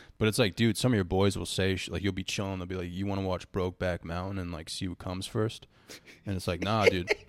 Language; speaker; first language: English; native; English